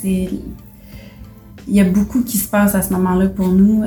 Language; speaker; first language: French; native; French